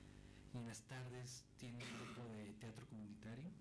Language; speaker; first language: Spanish; native; Spanish